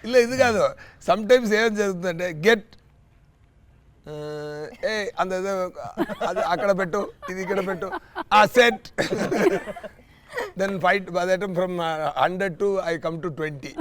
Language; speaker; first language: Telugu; non-native, learner; Tamil